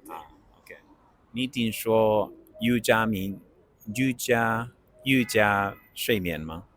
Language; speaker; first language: Chinese; non-native, learner; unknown